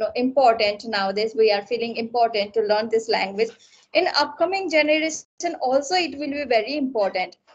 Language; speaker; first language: English; non-native, local second language; Assamese